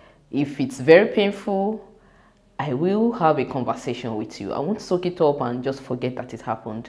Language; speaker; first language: English; non-native, local second language; Yoruba